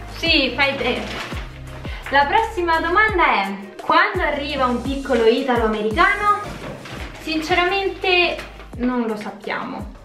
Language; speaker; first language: Italian; native; Italian